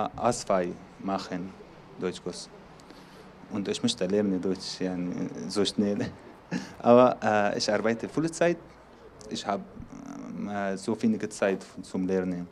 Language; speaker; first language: German; non-native, learner; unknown